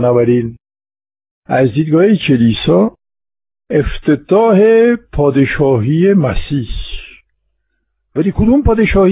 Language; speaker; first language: Persian; non-native, fluent; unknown